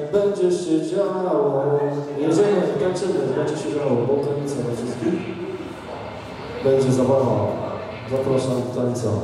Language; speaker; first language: Polish; native; Polish